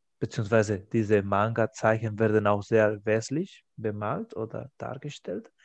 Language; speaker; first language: German; non-native, fluent; Spanish